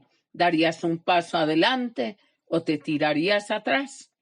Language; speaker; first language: Spanish; native; Spanish